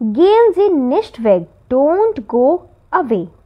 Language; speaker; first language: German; non-native, fluent; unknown